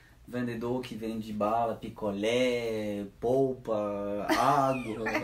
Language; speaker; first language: Portuguese; non-native, fluent; French